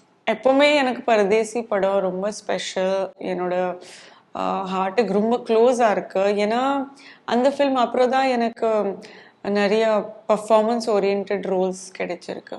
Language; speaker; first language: Tamil; non-native, local second language; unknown